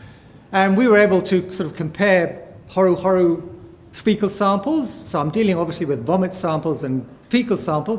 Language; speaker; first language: English; native; English